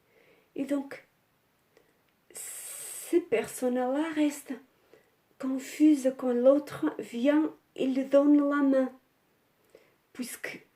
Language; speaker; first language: French; non-native, learner; Portuguese